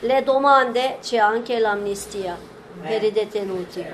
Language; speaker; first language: Italian; non-native, fluent; Turkish